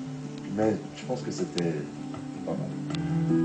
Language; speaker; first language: French; non-native, fluent; Italian